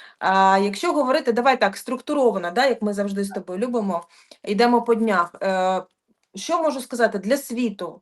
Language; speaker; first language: Ukrainian; non-native, local second language; Russian